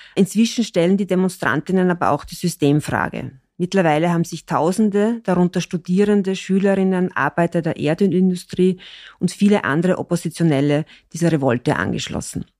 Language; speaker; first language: German; native; German